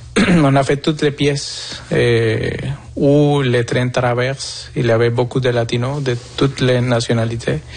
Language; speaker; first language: French; non-native, fluent; Spanish